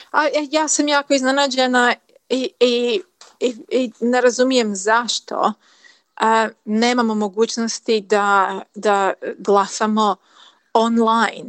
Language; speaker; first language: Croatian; early bilingual, heritage; Croatian